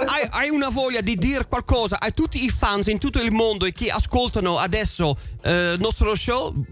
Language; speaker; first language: Italian; non-native, fluent; Dutch